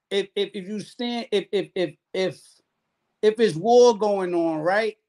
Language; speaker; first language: English; native; English